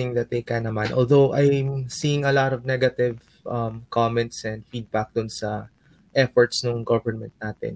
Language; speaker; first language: English; non-native, local second language; Aklanon